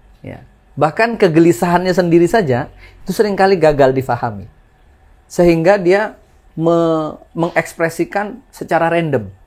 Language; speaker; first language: Indonesian; non-native, local second language; Madurese